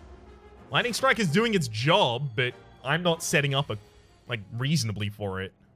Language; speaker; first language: English; native; English